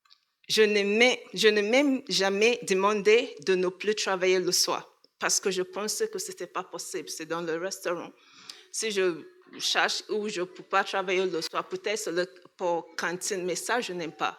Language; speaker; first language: French; non-native, learner; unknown